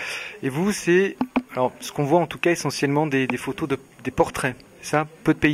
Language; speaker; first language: French; native; French